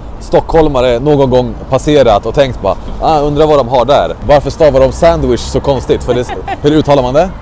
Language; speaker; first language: Swedish; native; Swedish